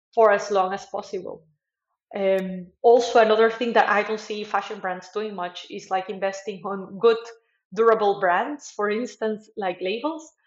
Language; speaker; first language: English; non-native, fluent; Spanish